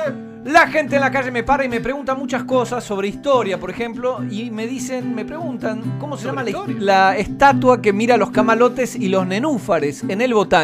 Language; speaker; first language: Spanish; native; Spanish